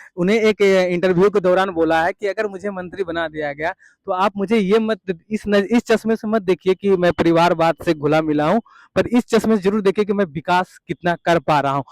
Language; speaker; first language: Hindi; native; Hindi